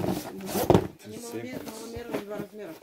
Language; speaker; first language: Russian; non-native, learner; Turkish